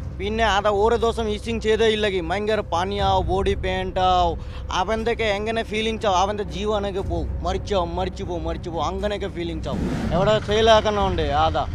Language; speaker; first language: Malayalam; non-native, local second language; Bangla